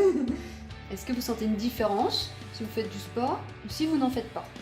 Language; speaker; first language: French; native; French